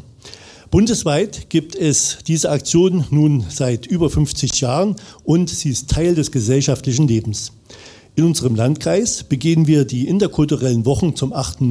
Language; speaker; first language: German; native; German